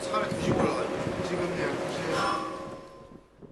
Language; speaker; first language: Korean; native; Korean